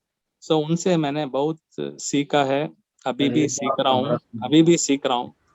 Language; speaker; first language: Hindi; non-native, local second language; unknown